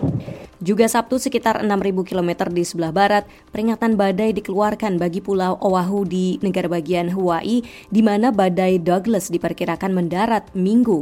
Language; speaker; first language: Indonesian; native; Indonesian